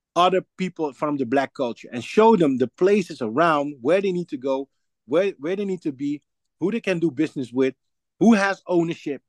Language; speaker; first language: English; non-native, fluent; Dutch